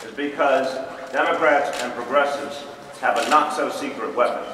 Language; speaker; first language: English; native; English